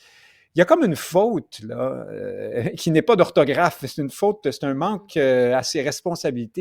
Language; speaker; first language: French; native; French